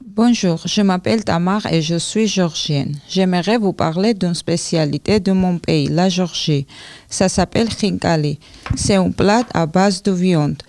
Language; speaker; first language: French; non-native, learner; Georgian